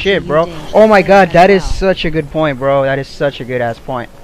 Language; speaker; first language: English; native; English